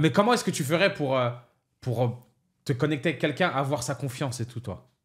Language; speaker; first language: French; native; French